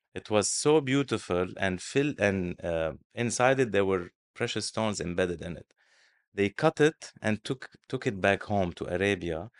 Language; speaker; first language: English; non-native, fluent; Arabic